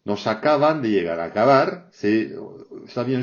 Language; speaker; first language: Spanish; non-native, fluent; French